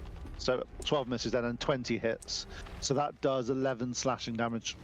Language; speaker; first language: English; native; English